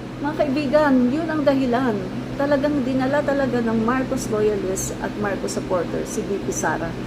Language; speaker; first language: Filipino; non-native, local second language; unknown